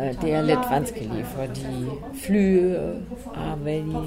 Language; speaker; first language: Norwegian; non-native, learner; German